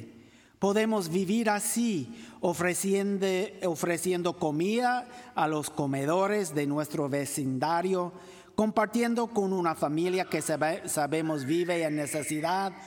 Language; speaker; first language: Spanish; non-native, fluent; English